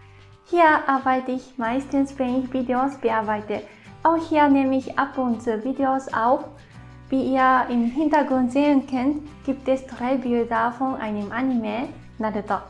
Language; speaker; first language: German; non-native, fluent; Japanese